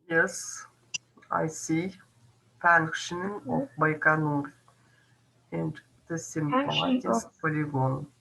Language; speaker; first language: English; non-native, learner; Kazakh